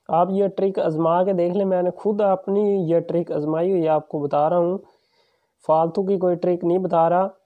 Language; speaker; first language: Urdu; non-native, local second language; Punjabi